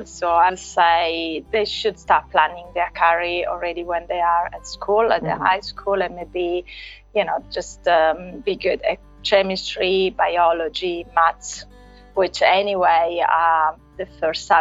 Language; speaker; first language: English; non-native, fluent; Italian